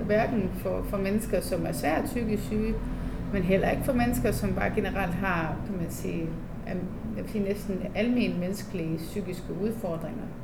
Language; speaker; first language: Danish; native; Danish